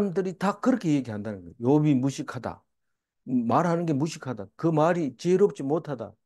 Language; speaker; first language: Korean; native; Korean